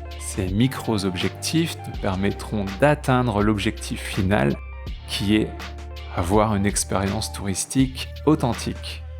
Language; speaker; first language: French; native; French